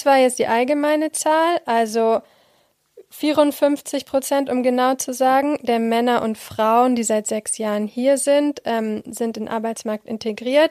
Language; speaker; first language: German; native; German